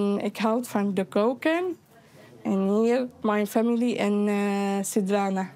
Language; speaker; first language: Dutch; non-native, learner; Arabic